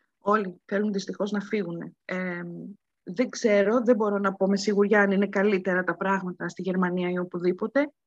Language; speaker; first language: Greek; native; Greek